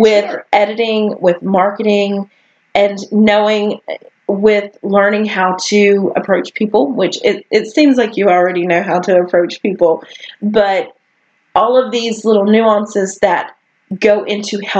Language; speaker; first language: English; native; English